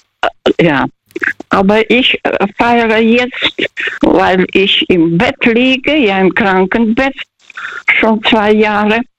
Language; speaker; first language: German; early bilingual, other home language; Russian